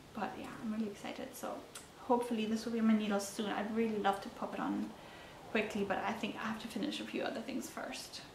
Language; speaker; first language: English; non-native, fluent; German